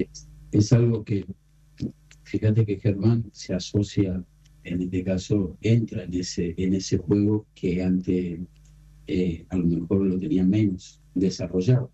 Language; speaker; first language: Spanish; native; Spanish